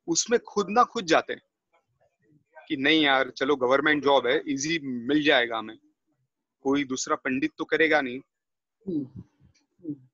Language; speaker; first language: Hindi; native; Hindi